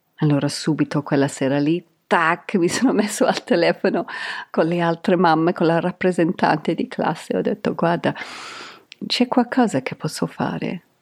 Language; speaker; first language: Italian; non-native, fluent; English